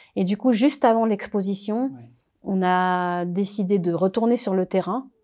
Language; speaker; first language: French; native; French